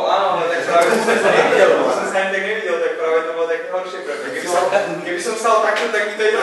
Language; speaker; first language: Slovak; native; Slovak